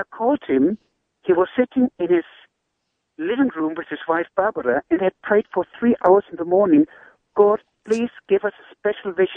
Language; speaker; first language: English; non-native, fluent; German